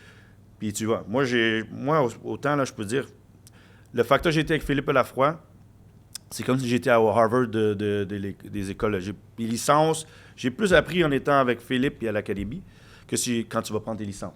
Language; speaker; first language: French; native; French